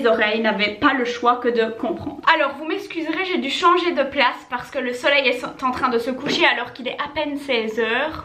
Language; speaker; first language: French; native; French